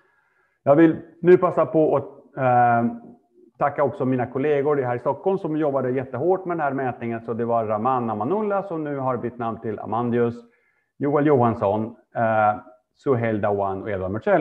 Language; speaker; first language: Swedish; native; Swedish